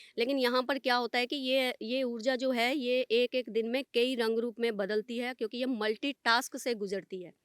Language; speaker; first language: Hindi; non-native, local second language; Punjabi